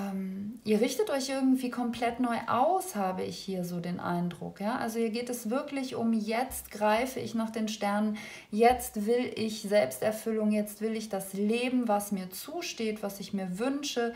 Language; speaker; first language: German; native; German